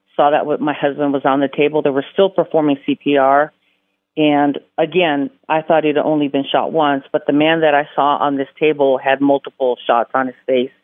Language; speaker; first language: English; early bilingual, other home language; Spanish